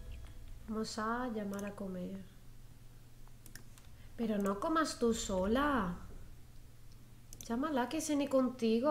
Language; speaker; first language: Spanish; native; Spanish